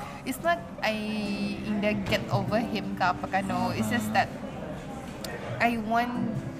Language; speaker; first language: English; non-native, local second language; Malay